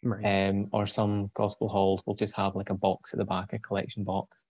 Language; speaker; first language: English; native; English